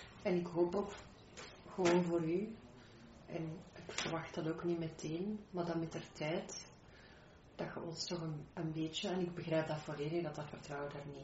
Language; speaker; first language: Dutch; native; Dutch